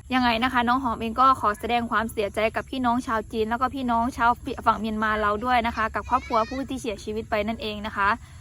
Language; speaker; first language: Thai; non-native, fluent; Shan